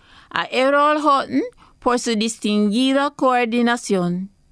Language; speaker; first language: Spanish; non-native, fluent; English